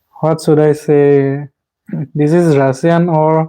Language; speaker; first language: English; non-native, local second language; Assamese